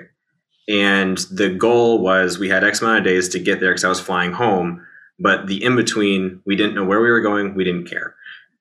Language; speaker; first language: English; native; English